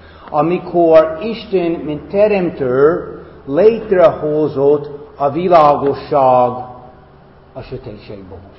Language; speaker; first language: Hungarian; non-native, fluent; English